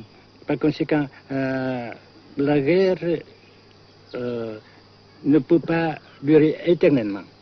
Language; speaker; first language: French; non-native, local second language; Vietnamese